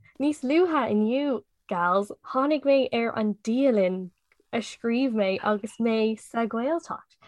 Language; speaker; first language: Irish; non-native, local second language; English